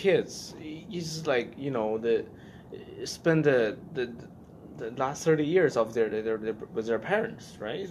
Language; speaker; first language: English; non-native, fluent; Chinese